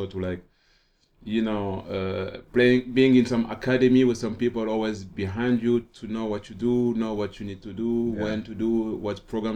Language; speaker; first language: English; non-native, fluent; French